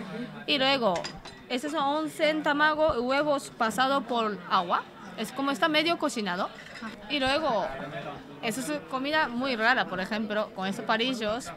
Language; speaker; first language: Spanish; non-native, learner; Japanese